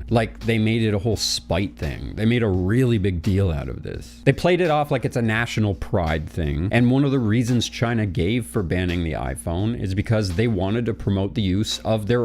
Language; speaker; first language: English; native; English